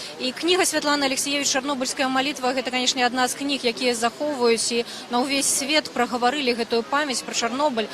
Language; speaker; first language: Belarusian; non-native, local second language; Russian